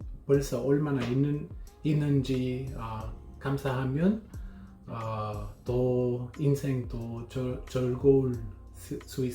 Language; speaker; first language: Korean; non-native, learner; English